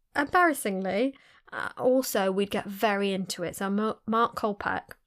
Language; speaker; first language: English; native; English